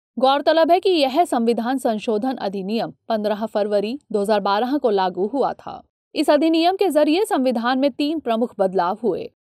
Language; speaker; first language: Hindi; native; Hindi